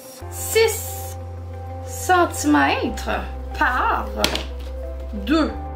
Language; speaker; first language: French; native; French